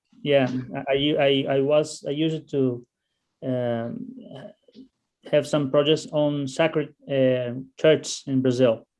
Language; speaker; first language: English; non-native, learner; Portuguese